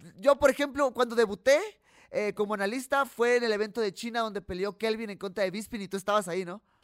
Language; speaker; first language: Spanish; native; Spanish